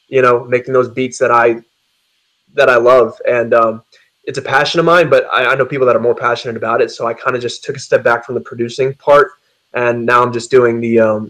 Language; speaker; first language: English; native; English